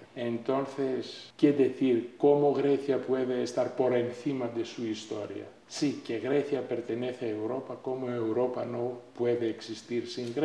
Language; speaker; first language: Spanish; non-native, fluent; Greek